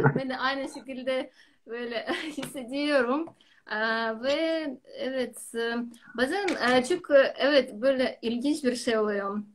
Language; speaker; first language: Turkish; non-native, learner; Russian